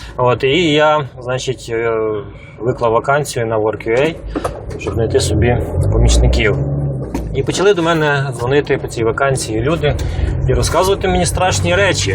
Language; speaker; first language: Ukrainian; native; Ukrainian